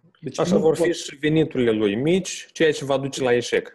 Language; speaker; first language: Romanian; native; Romanian